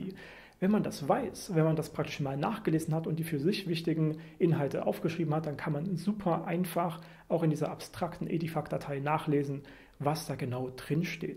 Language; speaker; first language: German; native; German